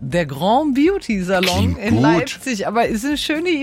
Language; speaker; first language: German; native; German